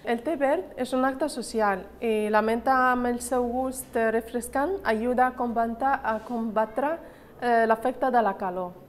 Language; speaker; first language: Catalan; non-native, learner; Arabic